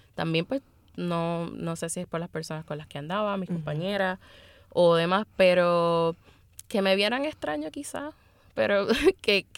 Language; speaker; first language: Spanish; native; Spanish